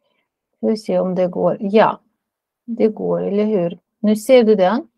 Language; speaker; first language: Swedish; non-native, fluent; Russian